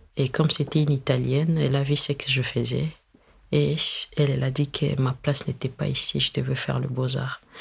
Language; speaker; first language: French; non-native, local second language; Lingala